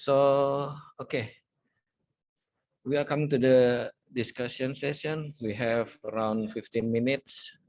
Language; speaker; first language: English; non-native, fluent; Indonesian